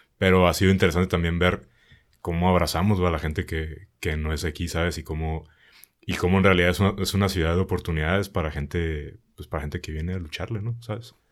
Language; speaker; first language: Spanish; native; Spanish